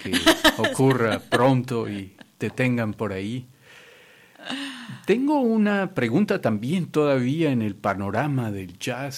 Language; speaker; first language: Spanish; native; Spanish